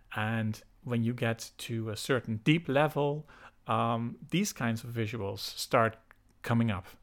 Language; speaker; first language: English; non-native, fluent; Dutch